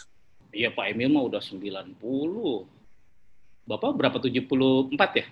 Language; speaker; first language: Indonesian; native; Indonesian